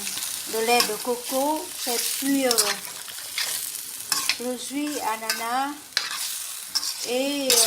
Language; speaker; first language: French; non-native, learner; Vietnamese